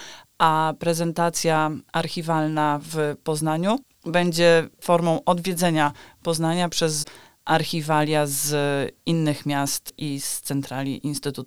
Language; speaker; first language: Polish; native; Polish